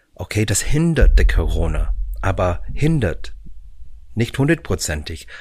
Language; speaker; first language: German; non-native, fluent; English